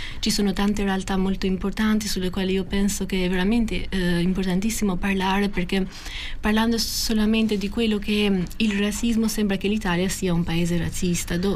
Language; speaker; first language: Italian; non-native, fluent; Albanian